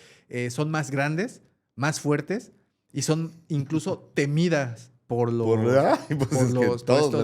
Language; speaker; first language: Spanish; native; Spanish